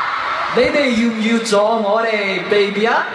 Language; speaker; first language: Cantonese; non-native, learner; Chinese